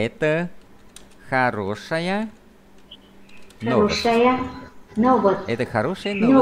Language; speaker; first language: Russian; non-native, fluent; Vietnamese